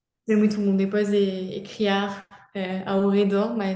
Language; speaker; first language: Portuguese; non-native, fluent; French